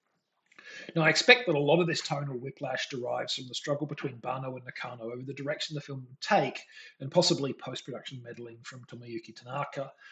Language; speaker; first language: English; native; English